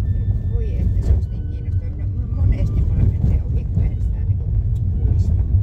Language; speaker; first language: Finnish; native; Finnish